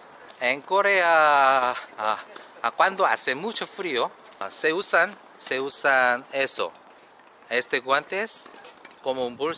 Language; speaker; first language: Spanish; non-native, learner; Korean